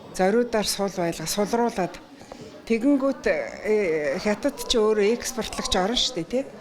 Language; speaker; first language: Mongolian; native; Mongolian